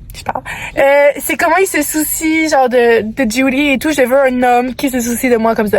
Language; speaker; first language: French; native; French